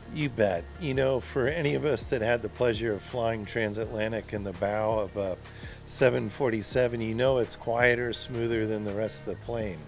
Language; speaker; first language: English; native; English